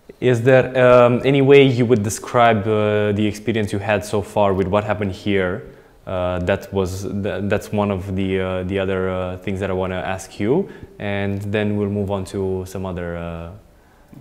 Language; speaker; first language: English; non-native, fluent; Romanian